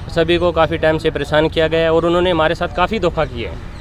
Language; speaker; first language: Hindi; native; Hindi